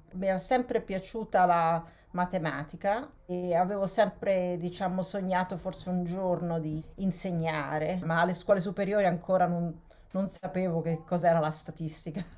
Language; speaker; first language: Italian; native; Italian